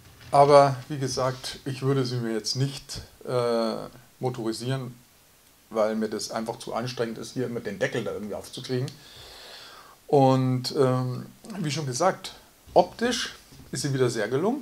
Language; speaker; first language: German; native; German